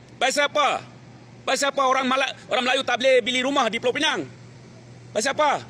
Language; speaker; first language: Malay; non-native, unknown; Bangla